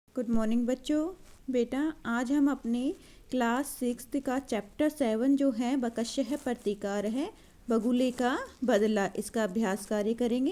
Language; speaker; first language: Hindi; native; Hindi